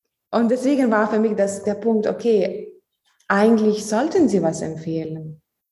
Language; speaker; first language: German; non-native, fluent; Lithuanian